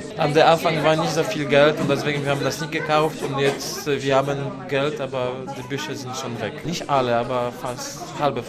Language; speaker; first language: German; non-native, learner; Polish